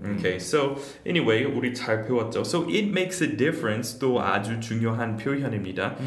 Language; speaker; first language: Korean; non-native, fluent; English